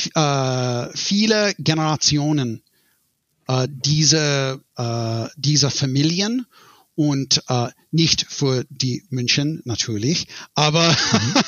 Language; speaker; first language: German; non-native, learner; English